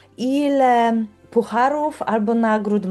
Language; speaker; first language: Polish; native; Polish